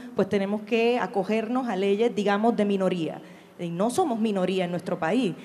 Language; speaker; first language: Spanish; native; Spanish